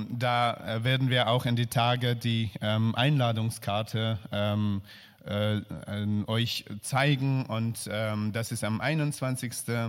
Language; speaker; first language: German; non-native, learner; Persian